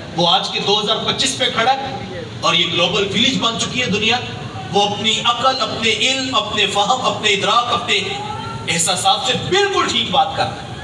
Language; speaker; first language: Urdu; non-native, local second language; Punjabi